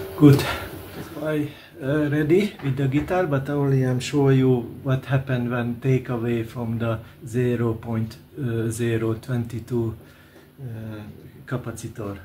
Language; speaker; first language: English; non-native, learner; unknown